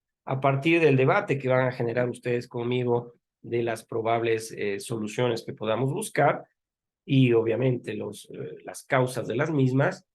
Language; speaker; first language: Spanish; native; Spanish